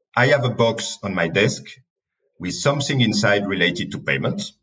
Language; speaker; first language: English; non-native, fluent; French